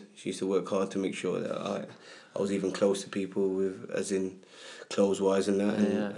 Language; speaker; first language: English; native; English